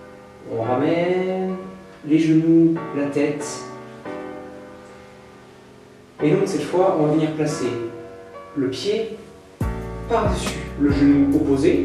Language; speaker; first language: French; native; French